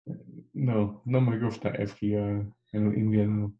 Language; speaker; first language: Spanish; non-native, learner; English